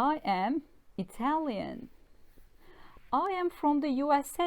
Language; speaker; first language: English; non-native, learner; Turkish